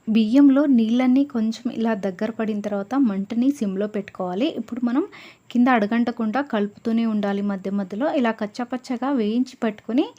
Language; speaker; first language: Telugu; non-native, local second language; Lambadi